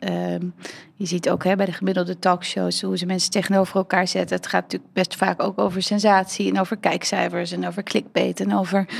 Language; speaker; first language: Dutch; early bilingual, heritage; Dutch